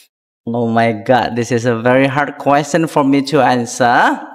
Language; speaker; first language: English; non-native, fluent; Indonesian